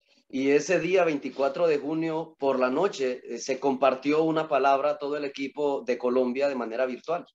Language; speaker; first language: Spanish; native; Spanish